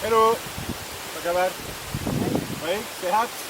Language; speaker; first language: Indonesian; non-native, learner; French